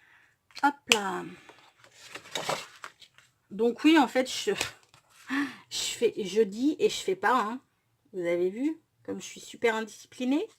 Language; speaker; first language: French; native; French